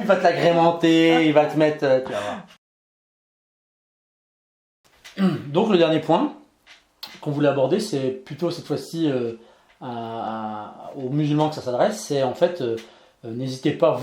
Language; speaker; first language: French; native; French